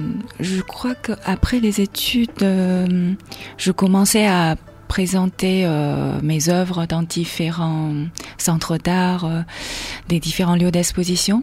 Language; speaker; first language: French; non-native, fluent; Chinese